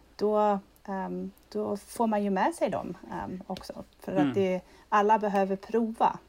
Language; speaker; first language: Swedish; non-native, fluent; German